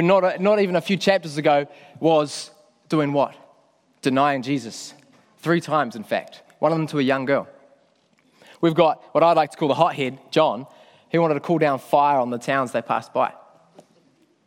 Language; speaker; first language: English; native; English